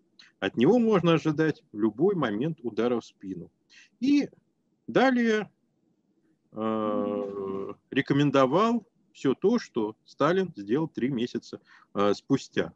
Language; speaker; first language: Russian; native; Russian